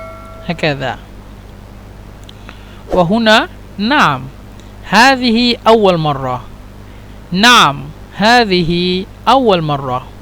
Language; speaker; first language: Arabic; non-native, fluent; Bangla